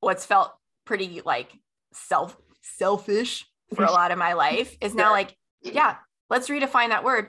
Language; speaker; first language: English; native; English